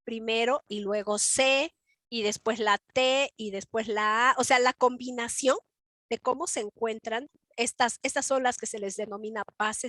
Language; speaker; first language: Spanish; native; Spanish